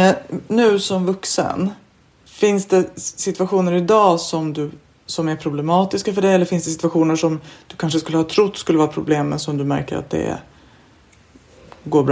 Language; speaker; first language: Swedish; native; Swedish